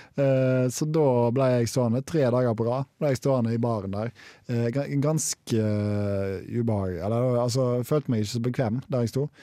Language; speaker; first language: Norwegian; native; Norwegian